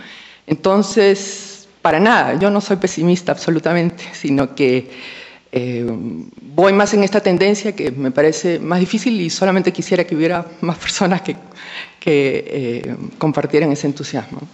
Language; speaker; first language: Spanish; native; Spanish